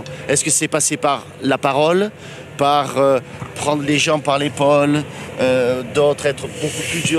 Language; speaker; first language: French; native; French